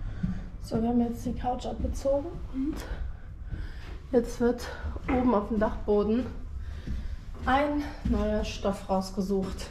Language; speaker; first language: German; native; German